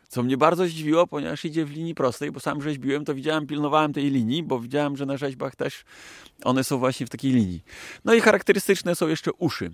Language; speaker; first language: Polish; native; Polish